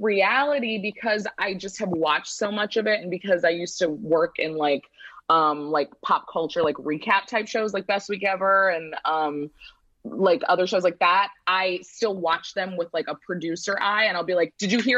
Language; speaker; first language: English; native; English